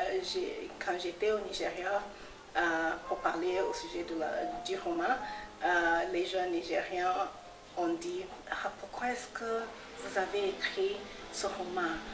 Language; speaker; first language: French; non-native, fluent; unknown